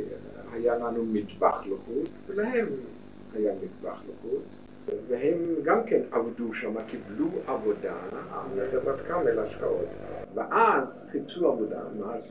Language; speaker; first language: Hebrew; non-native, fluent; German